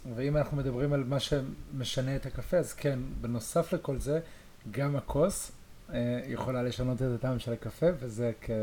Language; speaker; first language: Hebrew; native; Hebrew